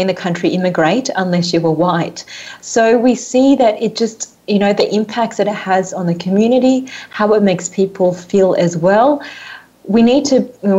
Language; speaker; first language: English; native; English